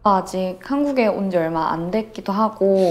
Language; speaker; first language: Korean; non-native, learner; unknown